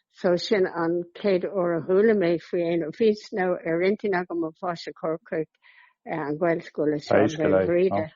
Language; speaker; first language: Irish; non-native, local second language; English